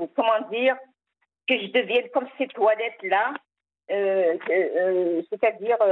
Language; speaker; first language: French; non-native, local second language; Kabyle